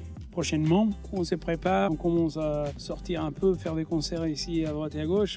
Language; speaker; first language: French; non-native, fluent; Spanish